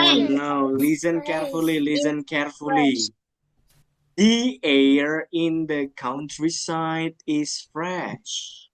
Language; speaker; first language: English; non-native, fluent; Indonesian